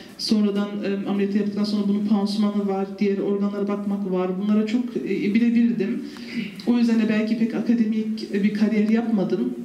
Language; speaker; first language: Turkish; early bilingual, heritage; Turkish